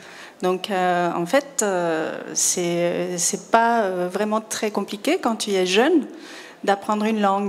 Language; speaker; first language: French; non-native, fluent; Spanish